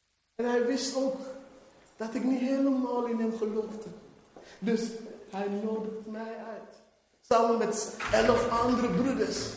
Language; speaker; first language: Dutch; non-native, fluent; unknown